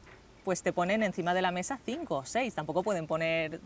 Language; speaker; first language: Spanish; native; Spanish